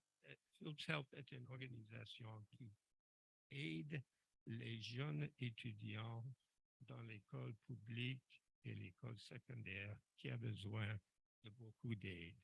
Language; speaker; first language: French; non-native, local second language; English